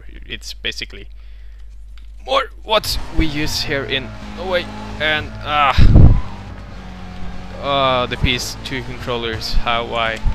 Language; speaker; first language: English; non-native, fluent; Norwegian